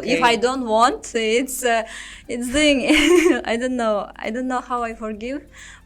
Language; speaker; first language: English; non-native, learner; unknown